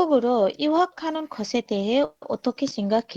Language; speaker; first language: Korean; non-native, learner; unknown